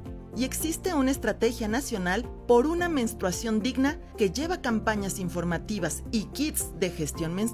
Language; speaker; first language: Spanish; native; Spanish